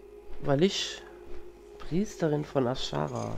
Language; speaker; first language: German; native; German